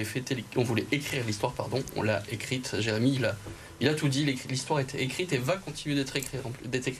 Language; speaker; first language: French; native; French